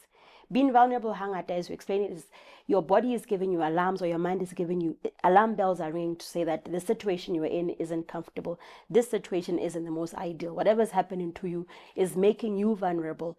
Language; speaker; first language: English; non-native, local second language; Southern Sotho